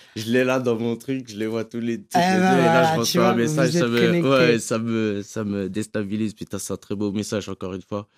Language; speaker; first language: French; native; French